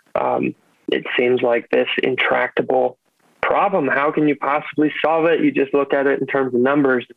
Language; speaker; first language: English; native; English